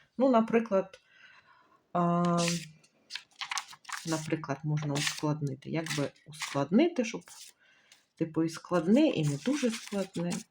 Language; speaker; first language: Ukrainian; native; Ukrainian